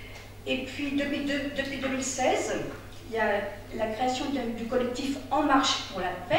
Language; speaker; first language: French; native; French